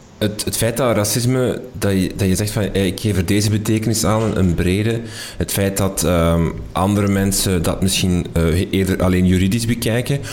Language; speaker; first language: Dutch; native; Dutch